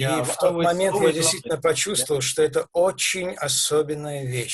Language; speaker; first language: Russian; native; Russian